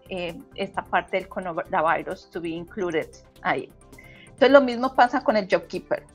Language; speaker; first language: Spanish; native; Spanish